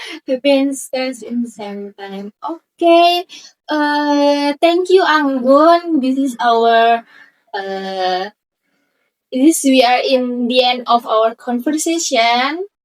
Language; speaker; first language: English; non-native, learner; Indonesian